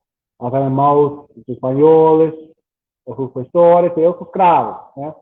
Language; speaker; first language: Portuguese; non-native, learner; English